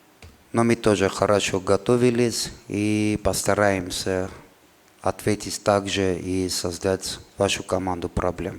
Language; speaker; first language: Russian; non-native, fluent; Armenian